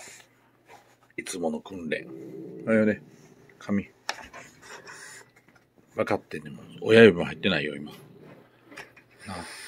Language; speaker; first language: Japanese; native; Japanese